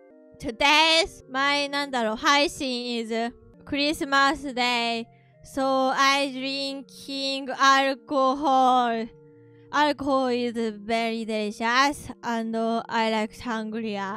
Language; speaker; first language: English; non-native, learner; Japanese